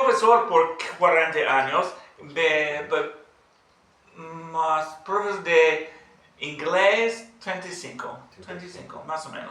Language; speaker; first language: Spanish; non-native, learner; English